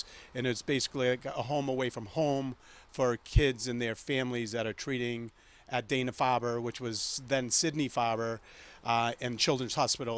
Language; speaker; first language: English; native; English